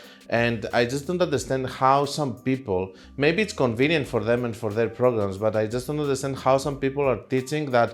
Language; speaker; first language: English; non-native, fluent; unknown